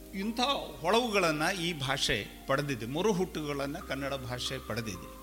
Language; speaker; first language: Kannada; native; Kannada